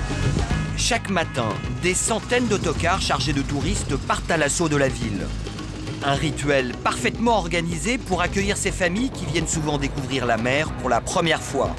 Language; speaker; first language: French; native; French